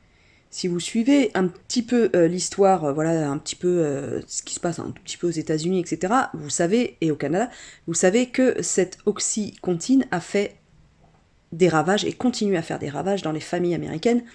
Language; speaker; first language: French; native; French